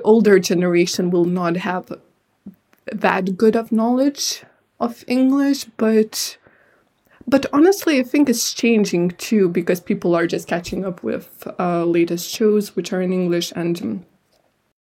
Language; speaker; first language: English; non-native, fluent; Lithuanian